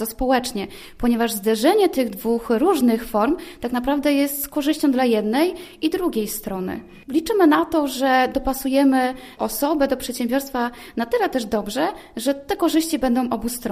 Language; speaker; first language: Polish; native; Polish